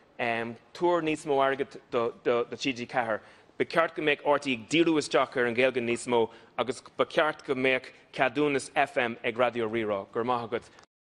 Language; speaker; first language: Irish; non-native, local second language; English